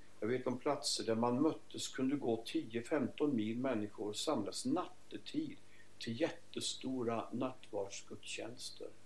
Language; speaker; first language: Swedish; native; Swedish